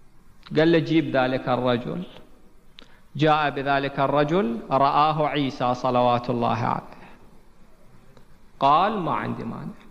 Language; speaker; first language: Arabic; native; Arabic